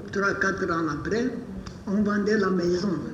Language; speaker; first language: French; non-native, fluent; Bulgarian